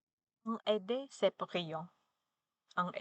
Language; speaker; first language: French; non-native, learner; Chinese